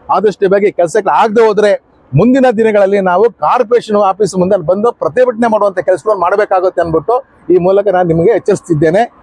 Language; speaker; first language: Kannada; native; Kannada